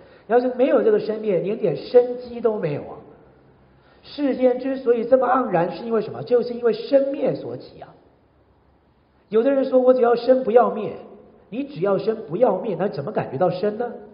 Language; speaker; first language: Chinese; native; Chinese